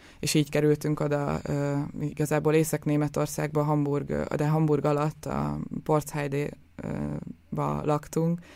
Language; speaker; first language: Hungarian; native; Hungarian